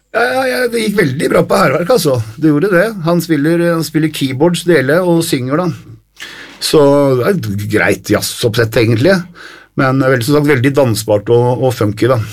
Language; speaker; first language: Norwegian; native; Norwegian